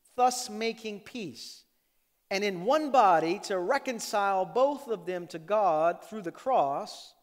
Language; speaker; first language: English; native; English